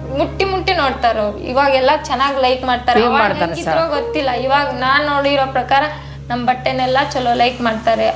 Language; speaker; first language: Kannada; non-native, local second language; Lambadi